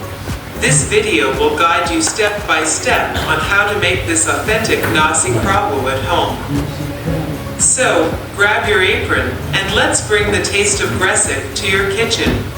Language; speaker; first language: English; non-native, learner; Indonesian